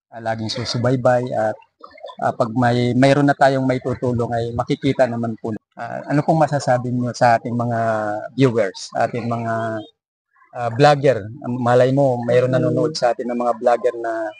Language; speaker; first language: Filipino; non-native, local second language; Bikol